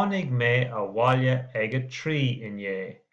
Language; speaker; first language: Irish; non-native, local second language; English